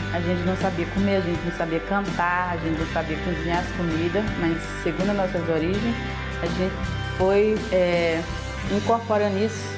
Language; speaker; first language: Portuguese; non-native, local second language; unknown